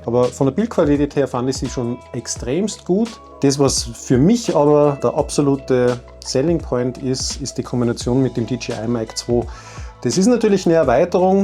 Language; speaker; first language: German; native; German